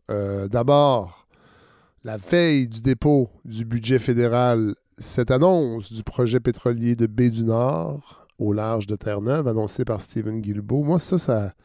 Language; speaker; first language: French; native; French